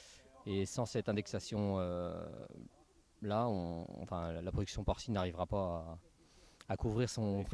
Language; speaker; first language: French; native; French